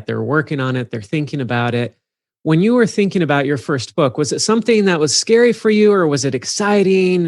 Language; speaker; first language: English; native; English